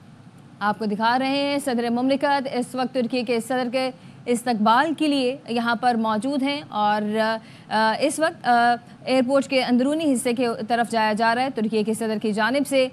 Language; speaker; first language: Urdu; native; Urdu